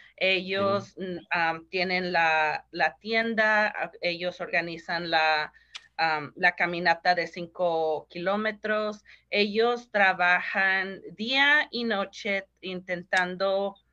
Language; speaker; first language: Spanish; early bilingual, heritage; Spanish